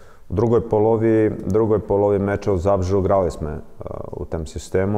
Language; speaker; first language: Polish; non-native, learner; Croatian